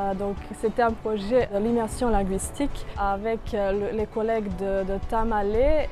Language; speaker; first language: French; non-native, fluent; Serbian